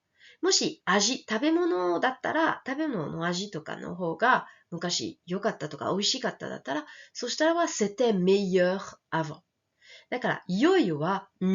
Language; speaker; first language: Japanese; non-native, fluent; French